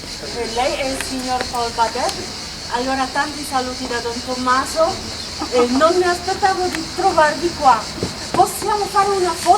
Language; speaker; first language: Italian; non-native, learner; Polish